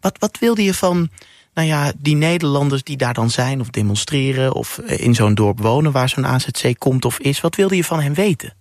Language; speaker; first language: Dutch; native; Dutch